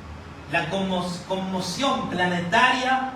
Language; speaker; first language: Spanish; native; Spanish